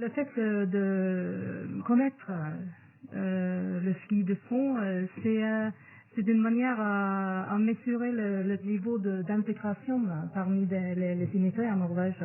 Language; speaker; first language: French; non-native, fluent; Norwegian